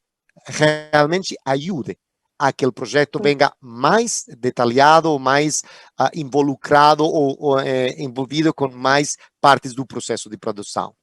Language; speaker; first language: Portuguese; non-native, fluent; Spanish